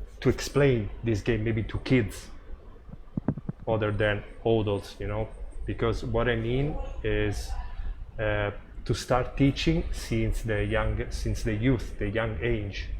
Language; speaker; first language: English; non-native, fluent; Italian